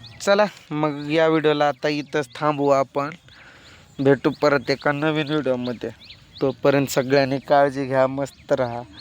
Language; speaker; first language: Marathi; non-native, local second language; Lambadi